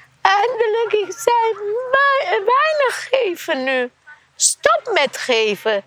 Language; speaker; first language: Dutch; non-native, learner; Persian